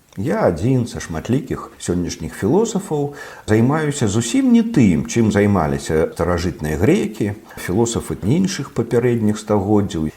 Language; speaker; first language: Belarusian; non-native, local second language; Russian